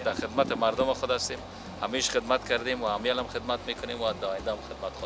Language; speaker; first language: Persian; native; Persian